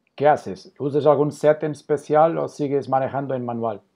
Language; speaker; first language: Spanish; non-native, learner; Portuguese